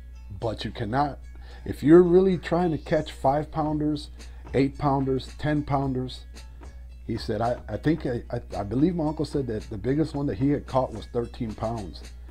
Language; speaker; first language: English; early bilingual, other home language; Spanish